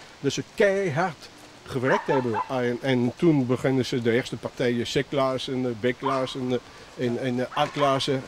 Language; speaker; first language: Dutch; non-native, fluent; French